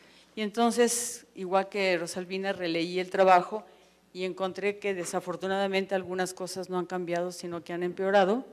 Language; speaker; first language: Spanish; native; Spanish